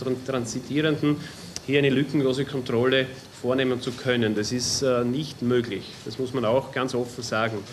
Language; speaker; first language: German; native; German